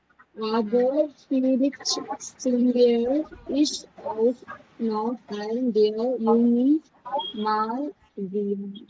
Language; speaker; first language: German; non-native, learner; Tamil